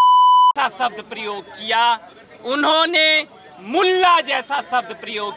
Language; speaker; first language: Hindi; native; Hindi